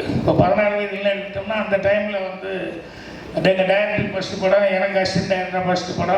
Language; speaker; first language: Tamil; native; Tamil